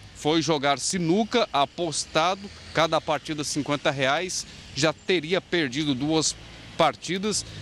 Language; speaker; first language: Portuguese; native; Portuguese